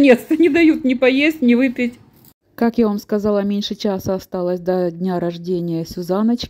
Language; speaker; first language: Russian; native; Russian